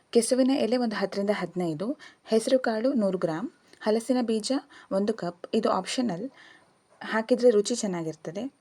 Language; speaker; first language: Kannada; native; Kannada